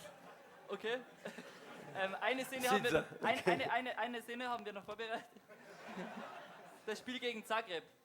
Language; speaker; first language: German; native; German